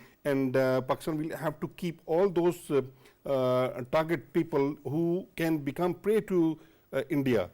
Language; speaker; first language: English; non-native, local second language; Urdu